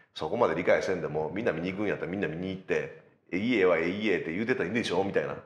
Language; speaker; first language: Japanese; native; Japanese